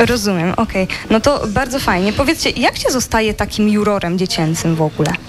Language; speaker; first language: Polish; native; Polish